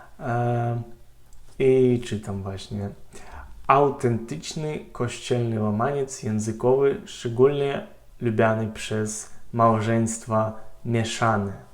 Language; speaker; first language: Polish; non-native, learner; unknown